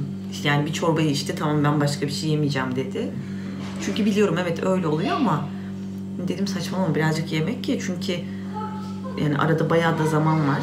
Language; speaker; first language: Turkish; native; Turkish